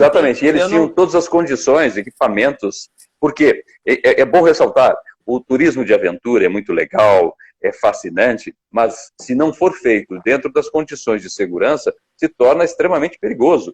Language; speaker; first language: Portuguese; native; Portuguese